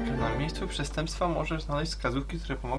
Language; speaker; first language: Polish; native; Polish